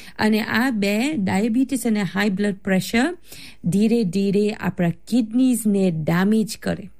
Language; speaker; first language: Gujarati; early bilingual, heritage; Gujarati